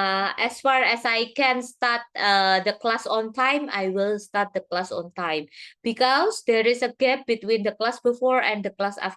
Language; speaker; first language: English; non-native, fluent; Indonesian